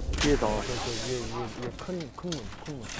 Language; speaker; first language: Korean; native; Korean